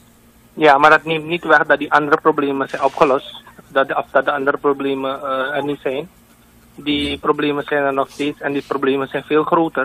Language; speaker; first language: Dutch; native; Dutch